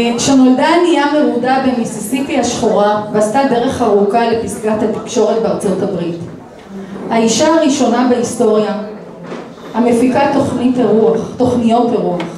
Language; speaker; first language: Hebrew; native; Hebrew